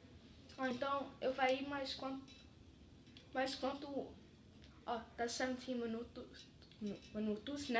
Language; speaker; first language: Portuguese; early bilingual, heritage; English